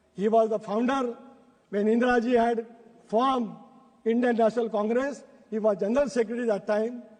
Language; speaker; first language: English; non-native, local second language; Marathi